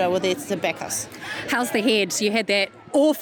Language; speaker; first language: English; native; English